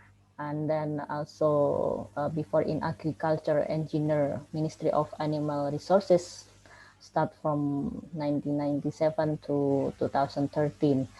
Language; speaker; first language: English; non-native, learner; Indonesian